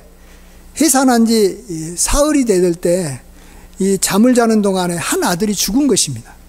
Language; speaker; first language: Korean; native; Korean